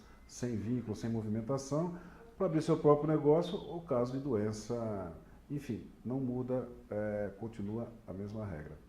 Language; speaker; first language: Portuguese; native; Portuguese